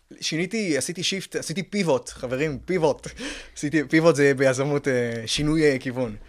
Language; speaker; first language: Hebrew; native; Hebrew